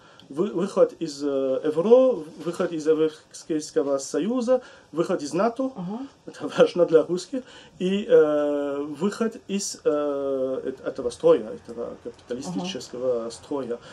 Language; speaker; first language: Russian; non-native, learner; French